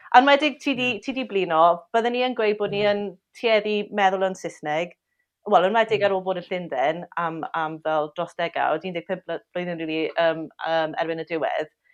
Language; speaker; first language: Welsh; native; Welsh